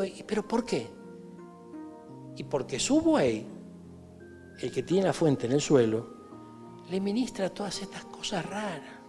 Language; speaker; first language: Spanish; native; Spanish